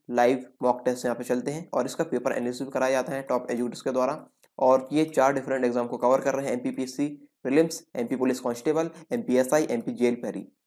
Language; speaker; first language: Hindi; native; Hindi